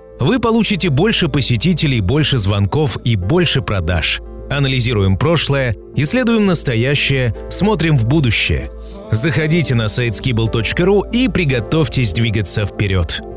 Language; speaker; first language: Russian; native; Russian